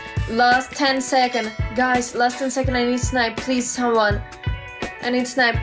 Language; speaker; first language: English; non-native, learner; Russian